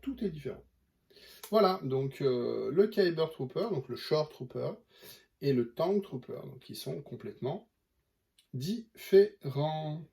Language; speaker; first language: French; native; French